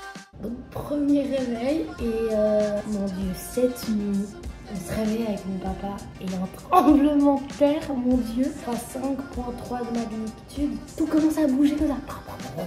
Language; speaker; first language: French; native; French